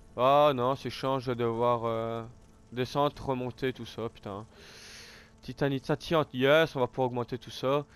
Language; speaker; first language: French; native; French